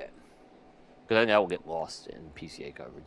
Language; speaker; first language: English; native; English